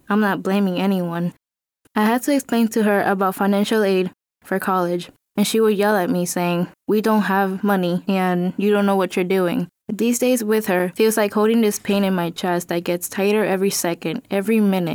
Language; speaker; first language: English; early bilingual, other home language; Spanish